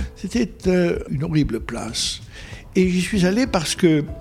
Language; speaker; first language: French; non-native, local second language; Arabic